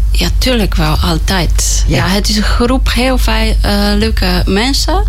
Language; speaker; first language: Dutch; non-native, learner; Polish